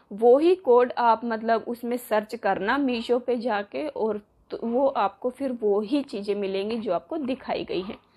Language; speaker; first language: Hindi; native; Hindi